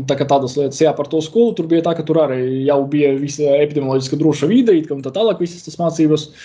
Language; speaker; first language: Latvian; non-native, local second language; Russian